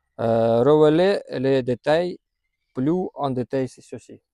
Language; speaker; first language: French; non-native, learner; Russian